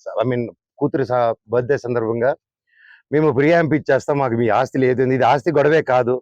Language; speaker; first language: Telugu; native; Telugu